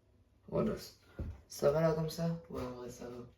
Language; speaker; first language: French; native; French